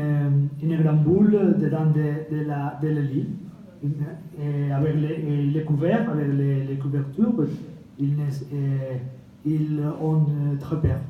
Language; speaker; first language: French; non-native, fluent; Spanish